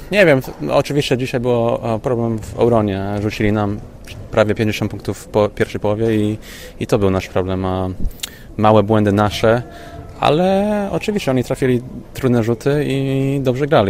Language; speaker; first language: Polish; early bilingual, heritage; English